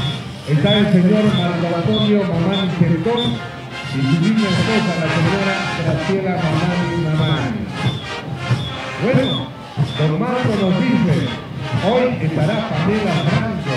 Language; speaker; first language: Spanish; native; Spanish